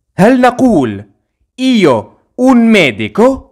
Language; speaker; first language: Arabic; native; Arabic